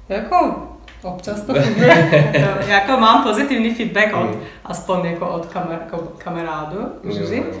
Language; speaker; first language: Czech; non-native, learner; Turkish